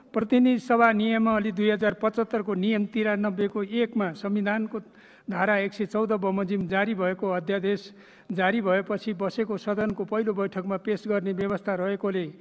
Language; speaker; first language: Nepali; native; Nepali